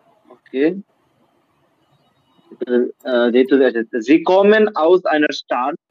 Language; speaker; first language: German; non-native, learner; Bangla